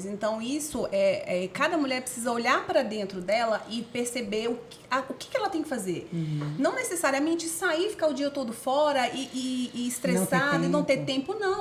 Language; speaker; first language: Portuguese; native; Portuguese